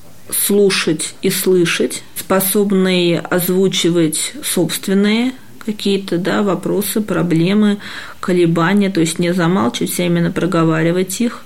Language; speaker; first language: Russian; native; Russian